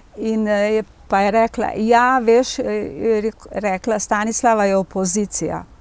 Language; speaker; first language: Slovenian; native; Slovenian